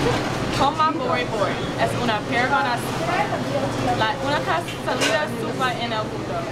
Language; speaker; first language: Spanish; non-native, learner; English